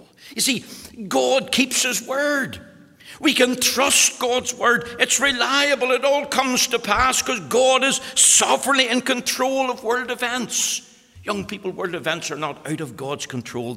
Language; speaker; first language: English; native; English